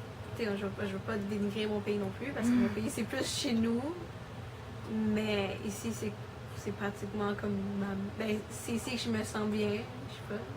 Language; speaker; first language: French; early bilingual, other home language; Spanish